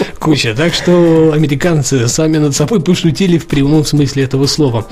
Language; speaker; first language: Russian; native; Russian